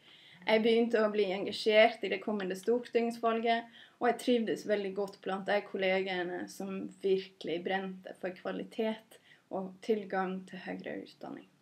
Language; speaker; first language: Norwegian; non-native, fluent; English